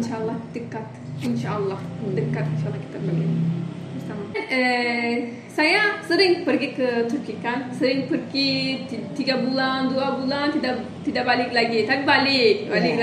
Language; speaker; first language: Indonesian; non-native, learner; Turkish